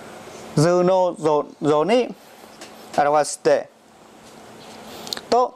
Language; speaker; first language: Japanese; non-native, learner; Vietnamese